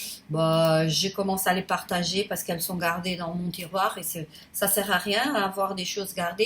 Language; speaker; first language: French; non-native, fluent; Portuguese